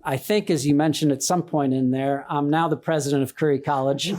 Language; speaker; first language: English; native; English